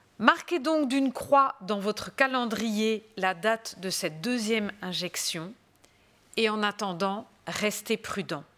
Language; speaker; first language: French; native; French